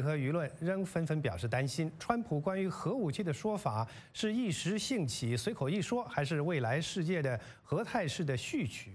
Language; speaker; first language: Chinese; native; Chinese